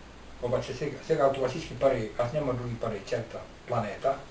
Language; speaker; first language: Bulgarian; non-native, learner; Finnish